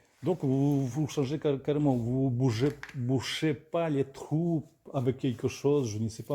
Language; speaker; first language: French; non-native, learner; Russian